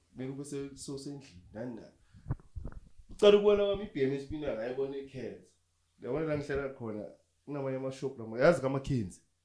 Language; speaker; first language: Zulu; native; Zulu